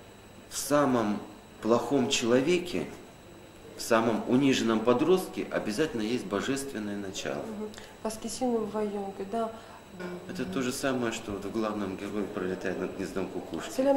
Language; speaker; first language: Russian; native; Russian